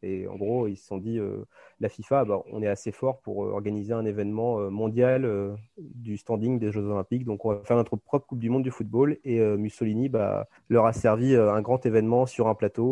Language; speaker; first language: French; native; French